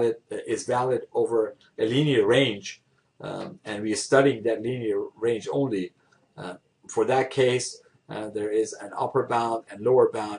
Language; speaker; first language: English; non-native, fluent; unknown